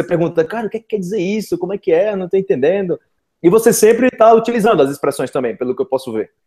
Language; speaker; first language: Portuguese; native; Portuguese